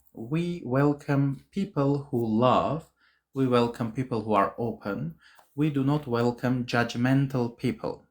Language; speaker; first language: English; non-native, fluent; Armenian